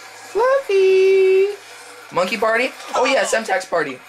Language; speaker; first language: English; native; English